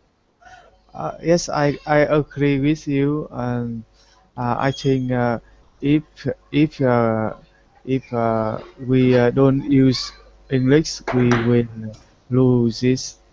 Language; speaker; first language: English; non-native, learner; Vietnamese